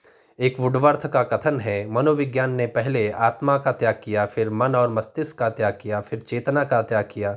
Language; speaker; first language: Hindi; native; Hindi